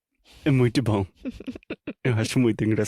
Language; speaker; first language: Portuguese; non-native, fluent; English